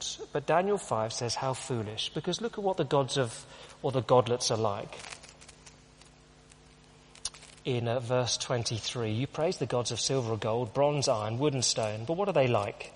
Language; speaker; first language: English; native; English